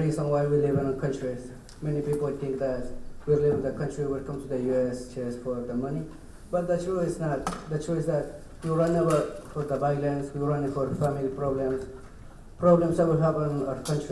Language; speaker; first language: English; non-native, learner; Kʼicheʼ